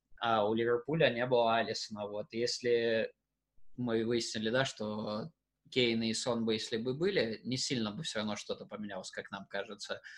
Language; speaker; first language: Russian; native; Russian